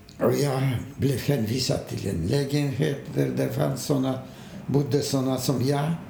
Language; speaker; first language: Swedish; non-native, fluent; Polish